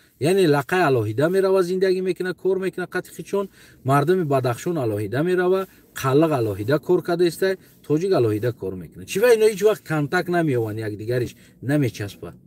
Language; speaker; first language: Tajik; non-native, local second language; Uzbek